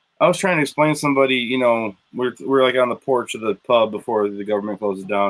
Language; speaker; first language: English; native; English